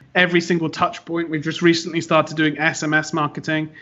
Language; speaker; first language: English; native; English